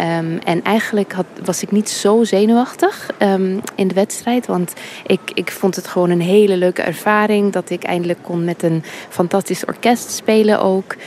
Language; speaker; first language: Dutch; early bilingual, heritage; English